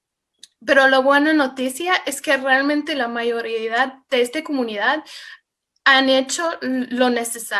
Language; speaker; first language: Spanish; non-native, fluent; English